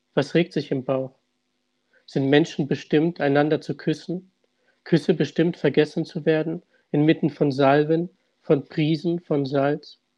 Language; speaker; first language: German; early bilingual, other home language; Russian